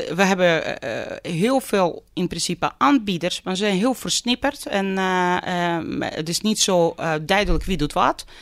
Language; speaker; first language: Dutch; early bilingual, other home language; Ukrainian